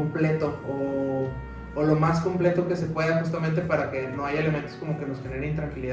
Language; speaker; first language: Spanish; native; Spanish